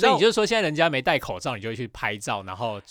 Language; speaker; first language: Chinese; native; Chinese